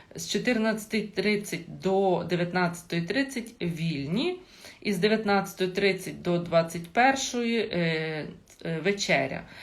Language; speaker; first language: Ukrainian; non-native, local second language; Russian